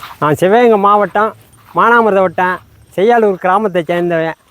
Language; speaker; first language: Tamil; native; Tamil